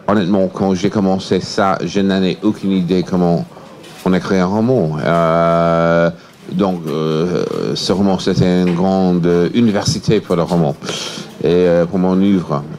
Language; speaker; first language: French; non-native, fluent; English